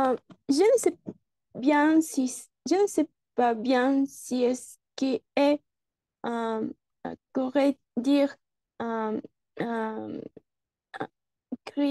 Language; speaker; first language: French; non-native, learner; Spanish